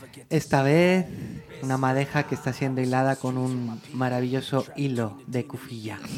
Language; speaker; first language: Spanish; native; Spanish